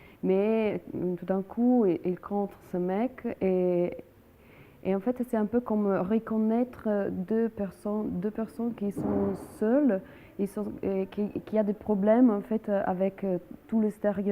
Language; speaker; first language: French; non-native, fluent; Italian